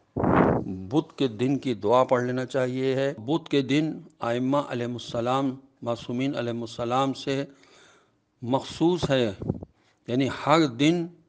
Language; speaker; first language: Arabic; non-native, fluent; Urdu